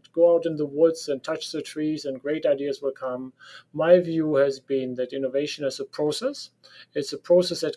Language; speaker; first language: English; non-native, fluent; German